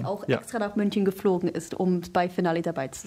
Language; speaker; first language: German; non-native, fluent; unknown